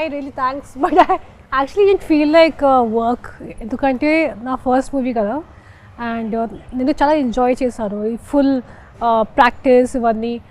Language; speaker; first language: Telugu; non-native, learner; Hindi